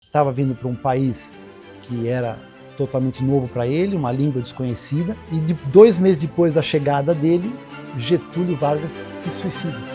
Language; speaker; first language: Portuguese; native; Portuguese